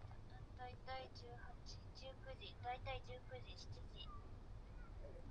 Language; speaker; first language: Japanese; native; Japanese